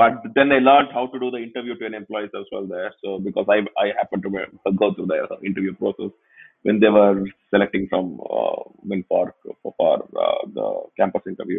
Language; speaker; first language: English; non-native, local second language; Kannada